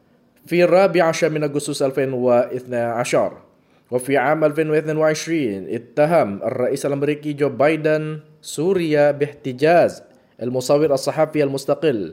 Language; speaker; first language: Arabic; non-native, fluent; Indonesian